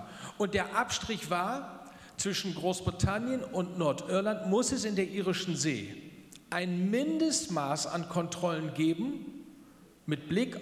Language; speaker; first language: German; native; German